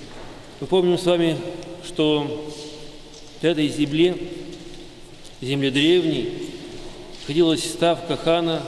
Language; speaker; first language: Russian; native; Russian